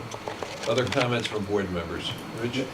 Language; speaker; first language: English; native; English